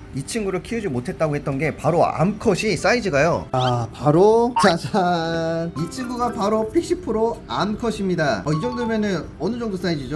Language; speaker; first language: Korean; native; Korean